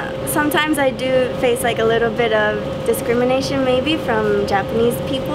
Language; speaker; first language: English; native; English